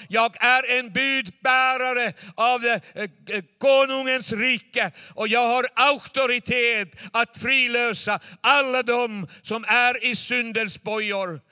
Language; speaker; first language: Swedish; non-native, fluent; Chinese